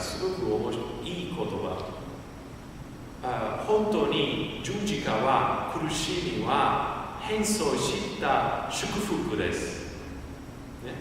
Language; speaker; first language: Japanese; non-native, fluent; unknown